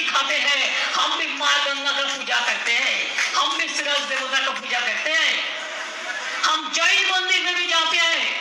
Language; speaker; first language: Hindi; non-native, local second language; Bangla